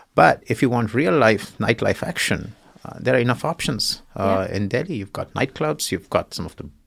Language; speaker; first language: English; non-native, local second language; Hindi